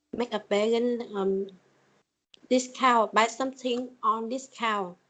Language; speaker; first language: English; non-native, learner; Vietnamese